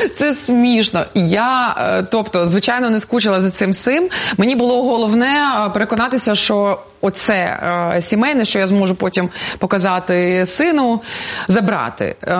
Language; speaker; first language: Ukrainian; non-native, local second language; Russian